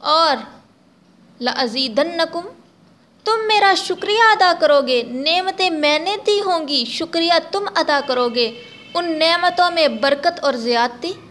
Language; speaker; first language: Urdu; native; Urdu